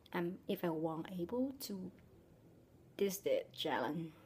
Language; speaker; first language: English; non-native, learner; Vietnamese